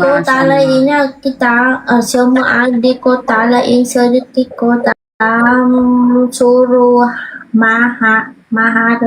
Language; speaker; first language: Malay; non-native, learner; Vietnamese